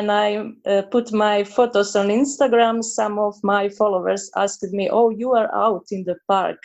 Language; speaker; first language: English; non-native, learner; Croatian